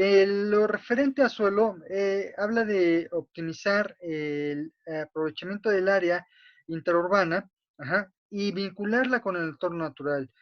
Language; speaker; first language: Spanish; native; Spanish